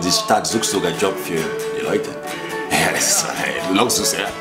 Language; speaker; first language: German; non-native, local second language; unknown